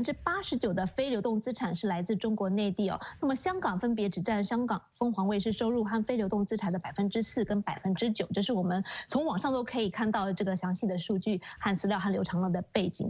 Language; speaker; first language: Chinese; native; Chinese